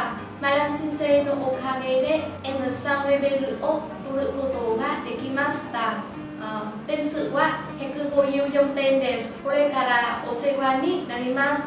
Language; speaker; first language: Japanese; non-native, learner; Vietnamese